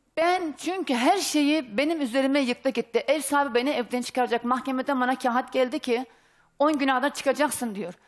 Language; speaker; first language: Turkish; native; Turkish